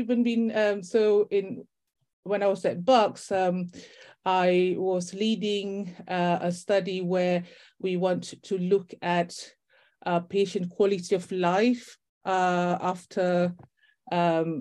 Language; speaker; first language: English; non-native, local second language; Malay